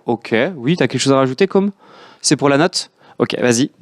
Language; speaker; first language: French; native; French